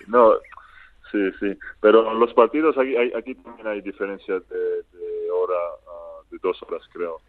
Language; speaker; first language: Spanish; non-native, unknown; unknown